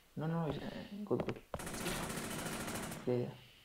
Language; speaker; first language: English; non-native, learner; Spanish